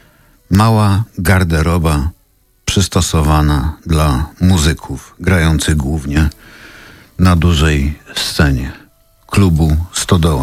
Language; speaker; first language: Polish; native; Polish